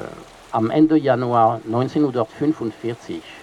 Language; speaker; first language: German; non-native, fluent; French